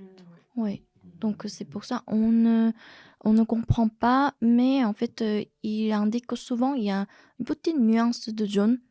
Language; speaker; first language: French; non-native, fluent; Korean